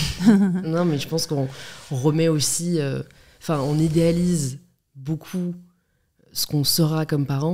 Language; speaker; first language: French; native; French